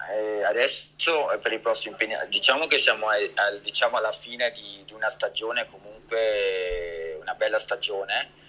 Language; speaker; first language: Italian; early bilingual, heritage; Italian